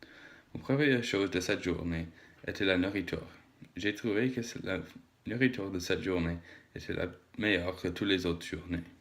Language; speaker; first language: French; non-native, learner; English